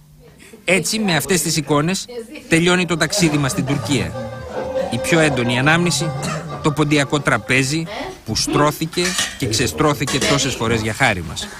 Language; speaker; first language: Greek; native; Greek